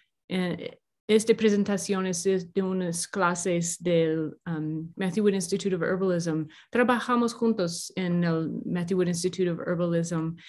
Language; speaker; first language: Spanish; non-native, learner; English